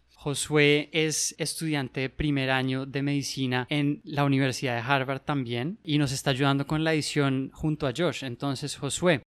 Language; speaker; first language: Spanish; native; Spanish